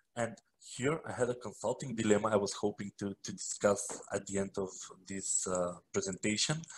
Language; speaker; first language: English; non-native, fluent; Macedonian